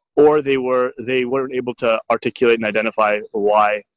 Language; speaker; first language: English; native; English